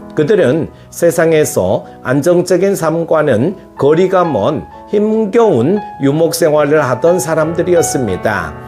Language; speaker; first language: Korean; native; Korean